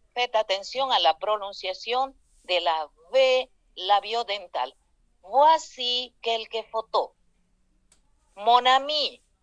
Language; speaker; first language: French; non-native, fluent; Spanish